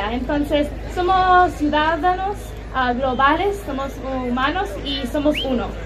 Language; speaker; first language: Spanish; non-native, learner; English